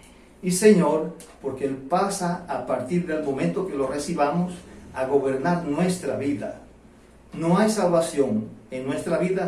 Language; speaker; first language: Spanish; non-native, fluent; Portuguese